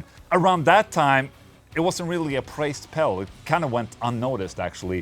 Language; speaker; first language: English; non-native, fluent; Swedish